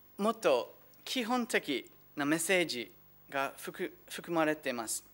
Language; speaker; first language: Japanese; non-native, fluent; English